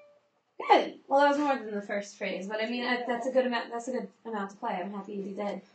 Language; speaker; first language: English; native; English